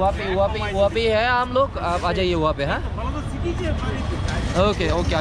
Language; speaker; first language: Hindi; non-native, learner; Bangla